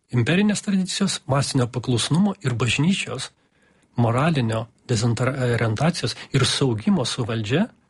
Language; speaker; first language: Lithuanian; non-native, local second language; Russian